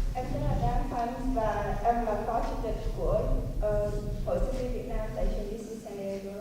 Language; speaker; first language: Vietnamese; early bilingual, heritage; Vietnamese